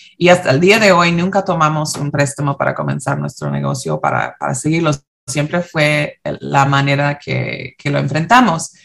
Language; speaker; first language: Spanish; early bilingual, heritage; Spanish